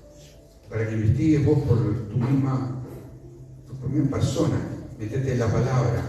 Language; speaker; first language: Spanish; native; Spanish